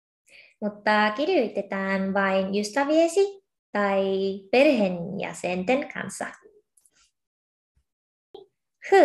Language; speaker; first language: Finnish; non-native, fluent; Korean